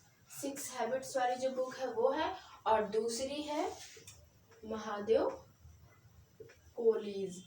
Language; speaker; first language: Hindi; native; Hindi